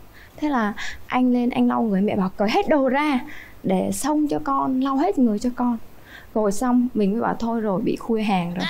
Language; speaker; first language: Vietnamese; native; Vietnamese